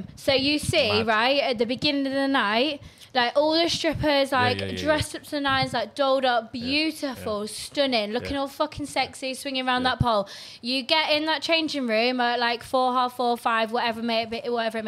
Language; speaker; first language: English; native; English